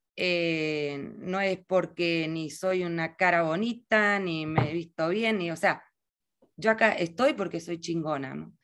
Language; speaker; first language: Spanish; native; Spanish